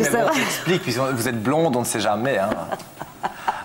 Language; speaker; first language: French; native; French